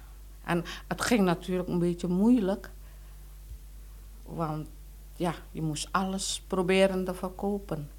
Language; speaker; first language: Dutch; non-native, local second language; Indonesian